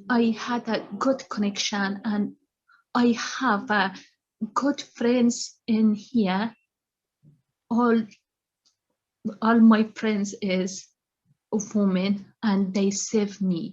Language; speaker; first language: English; non-native, learner; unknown